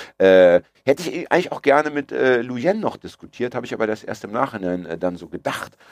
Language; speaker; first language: German; early bilingual, other home language; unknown